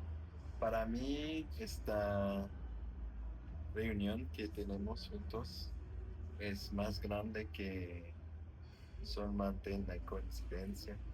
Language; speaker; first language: Spanish; non-native, learner; French